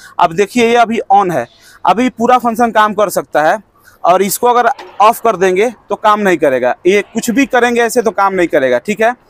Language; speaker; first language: Hindi; native; Hindi